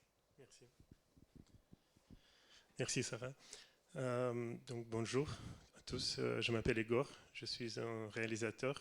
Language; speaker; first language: French; non-native, learner; Russian